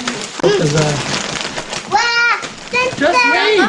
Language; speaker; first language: English; native; English